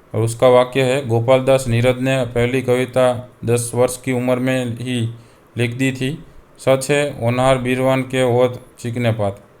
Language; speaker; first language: Hindi; non-native, local second language; Gujarati